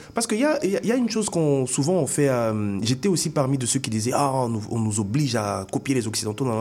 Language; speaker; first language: French; non-native, local second language; Lingala